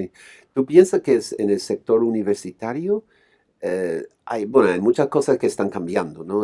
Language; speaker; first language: Spanish; non-native, fluent; English